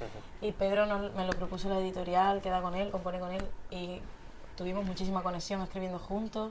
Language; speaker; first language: Spanish; native; Spanish